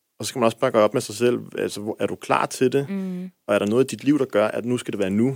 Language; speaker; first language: Danish; native; Danish